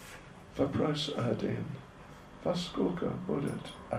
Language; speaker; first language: Russian; non-native, learner; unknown